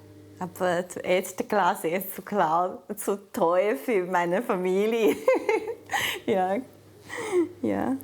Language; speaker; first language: German; non-native, learner; Chinese